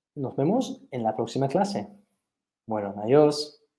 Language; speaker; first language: Spanish; non-native, fluent; English